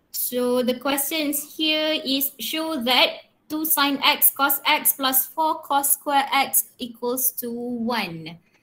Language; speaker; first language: English; non-native, local second language; Malay